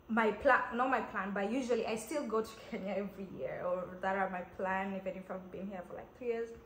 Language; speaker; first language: English; non-native, local second language; Kamba